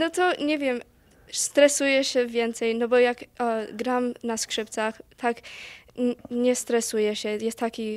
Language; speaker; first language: Polish; early bilingual, heritage; Polish